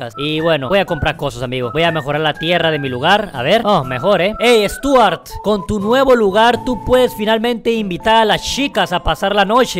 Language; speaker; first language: Spanish; native; Spanish